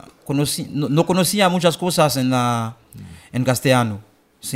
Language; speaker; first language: Spanish; non-native, learner; Haitian Creole